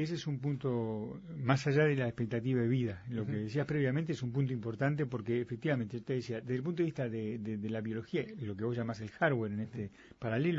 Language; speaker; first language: Spanish; native; Spanish